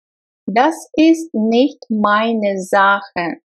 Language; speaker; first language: German; non-native, fluent; Russian